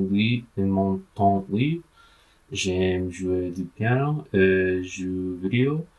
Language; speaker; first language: French; non-native, learner; English